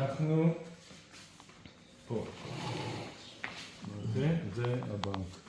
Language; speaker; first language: Hebrew; native; Hebrew